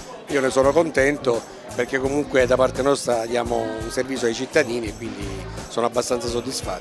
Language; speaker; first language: Italian; native; Italian